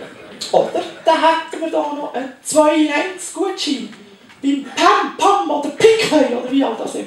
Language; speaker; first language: German; native; German